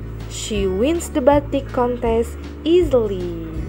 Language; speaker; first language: English; non-native, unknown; Indonesian